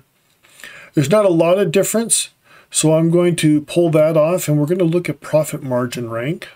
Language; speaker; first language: English; native; English